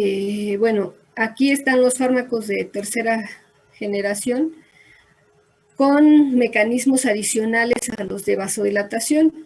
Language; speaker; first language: Spanish; native; Spanish